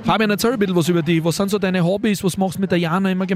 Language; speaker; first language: German; native; German